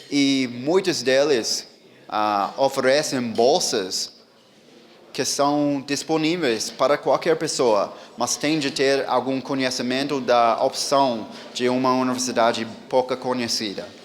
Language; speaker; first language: Portuguese; non-native, fluent; English